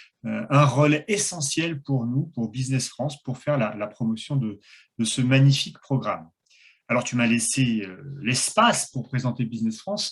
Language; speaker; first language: French; native; French